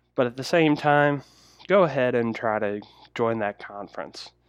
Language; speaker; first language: English; native; English